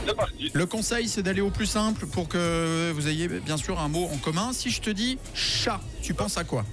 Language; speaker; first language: French; native; French